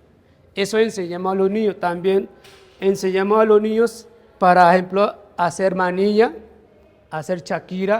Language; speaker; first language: Spanish; non-native, local second language; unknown